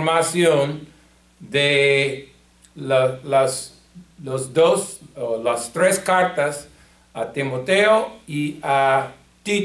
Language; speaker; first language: Spanish; non-native, fluent; English